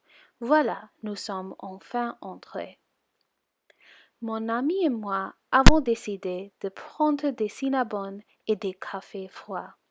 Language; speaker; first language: French; non-native, learner; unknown